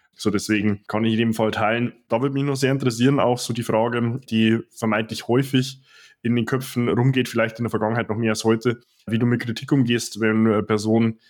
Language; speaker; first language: German; native; German